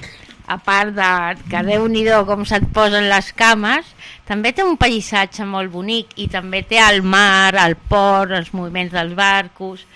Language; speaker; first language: Catalan; non-native, local second language; Spanish